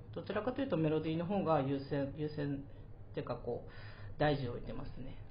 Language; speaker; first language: Japanese; native; Japanese